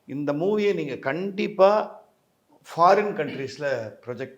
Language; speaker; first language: Tamil; native; Tamil